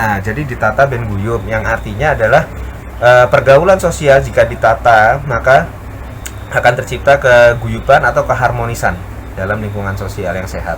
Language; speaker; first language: Indonesian; native; Indonesian